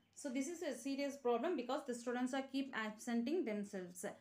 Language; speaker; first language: English; non-native, local second language; Tamil